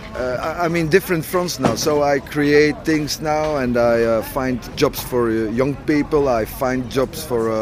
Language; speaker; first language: English; non-native, learner; French